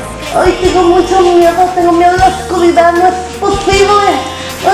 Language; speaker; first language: Spanish; native; Spanish